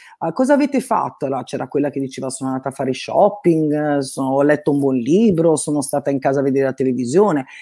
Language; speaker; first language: Italian; native; Italian